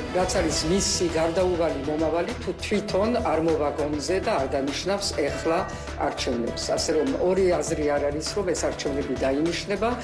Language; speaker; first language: Georgian; early bilingual, heritage; Georgian